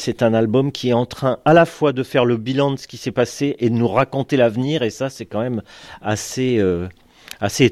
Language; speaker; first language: French; native; French